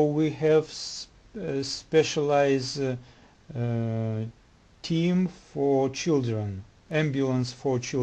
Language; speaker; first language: English; non-native, learner; Russian